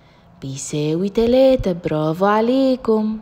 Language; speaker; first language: Arabic; native; Arabic